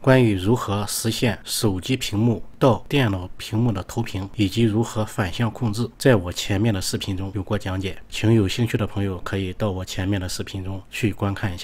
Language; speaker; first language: Chinese; native; Chinese